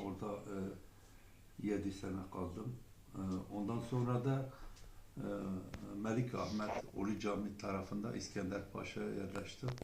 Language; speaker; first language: Turkish; non-native, local second language; Kurdish